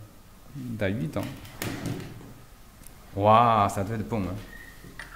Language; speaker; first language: French; non-native, fluent; Chinese